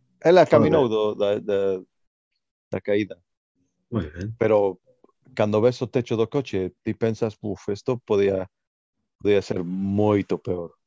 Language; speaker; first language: Galician; non-native, local second language; Spanish